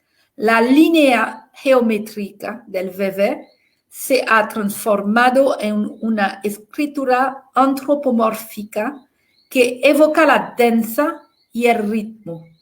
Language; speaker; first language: Spanish; non-native, fluent; French